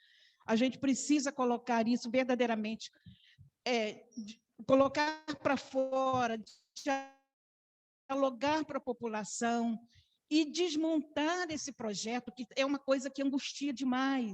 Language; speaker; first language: Portuguese; native; Portuguese